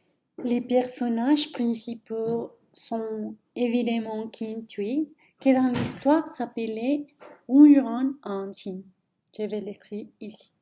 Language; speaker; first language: French; non-native, learner; Spanish